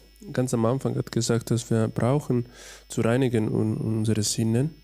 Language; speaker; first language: German; non-native, learner; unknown